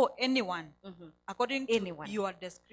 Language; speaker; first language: English; non-native, local second language; Swahili